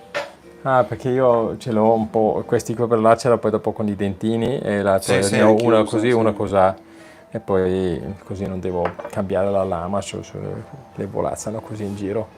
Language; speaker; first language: Italian; non-native, fluent; German